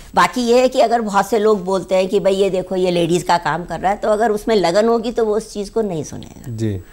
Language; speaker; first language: Hindi; native; Hindi